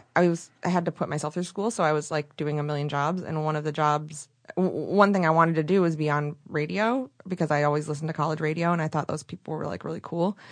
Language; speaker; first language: English; native; English